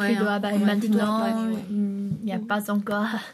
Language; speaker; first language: French; non-native, learner; Chinese